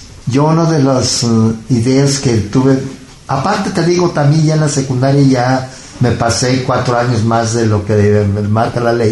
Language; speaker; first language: Spanish; native; Spanish